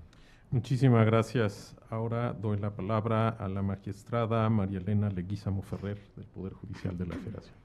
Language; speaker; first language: Spanish; native; Spanish